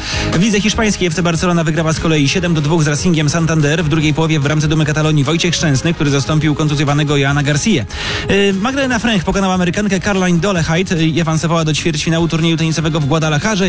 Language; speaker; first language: Polish; native; Polish